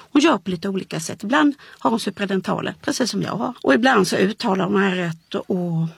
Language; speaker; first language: Swedish; native; Swedish